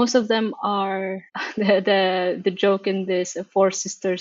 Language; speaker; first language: English; non-native, local second language; Filipino